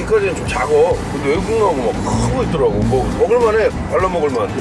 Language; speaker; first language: Korean; native; Korean